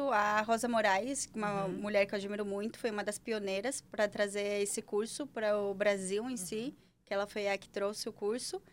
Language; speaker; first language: Portuguese; native; Portuguese